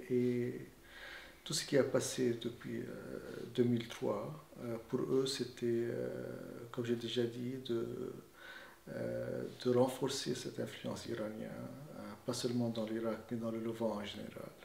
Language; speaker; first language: French; non-native, fluent; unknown